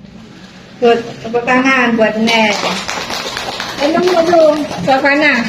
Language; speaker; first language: Indonesian; native; Indonesian